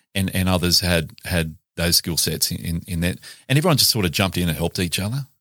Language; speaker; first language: English; native; English